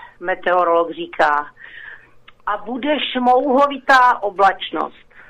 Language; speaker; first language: Czech; native; Czech